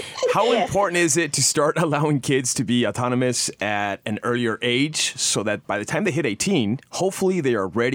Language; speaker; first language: English; native; English